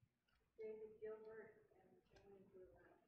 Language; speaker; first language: English; native; English